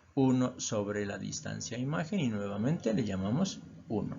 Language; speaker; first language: Spanish; native; Spanish